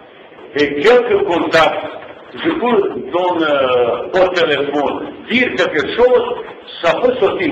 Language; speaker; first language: French; non-native, fluent; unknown